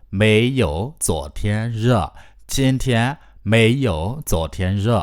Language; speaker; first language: Chinese; non-native, fluent; Burmese